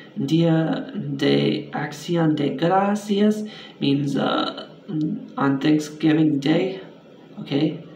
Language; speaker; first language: Spanish; non-native, learner; English